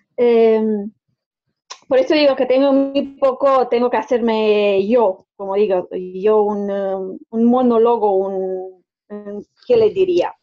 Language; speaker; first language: Spanish; non-native, fluent; Romanian